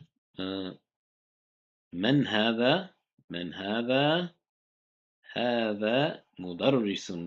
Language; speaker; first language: Arabic; non-native, fluent; English